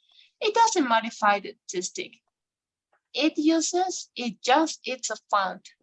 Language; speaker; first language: English; non-native, fluent; Spanish